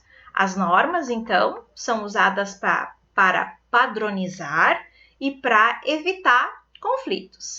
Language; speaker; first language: Portuguese; native; Portuguese